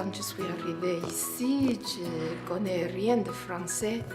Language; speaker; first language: French; non-native, learner; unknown